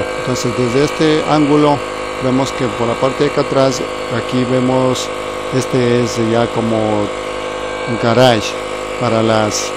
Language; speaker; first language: Spanish; native; Spanish